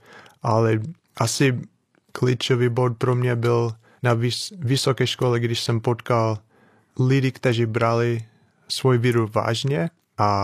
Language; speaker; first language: Czech; non-native, fluent; English